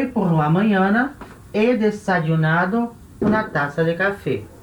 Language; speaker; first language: Spanish; non-native, fluent; Portuguese